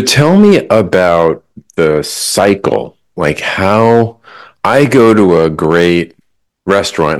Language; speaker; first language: English; native; English